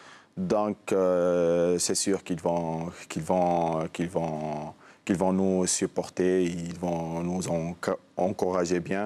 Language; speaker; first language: French; non-native, local second language; Arabic